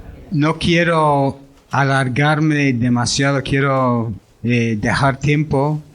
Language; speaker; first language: Spanish; non-native, fluent; English